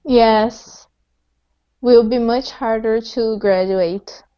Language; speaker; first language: English; non-native, fluent; Portuguese